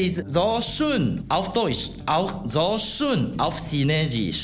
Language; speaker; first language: German; non-native, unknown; Chinese